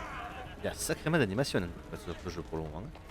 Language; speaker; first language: French; native; French